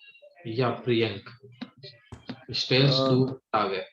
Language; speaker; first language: German; non-native, fluent; Hindi